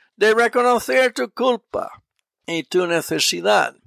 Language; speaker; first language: Spanish; non-native, fluent; English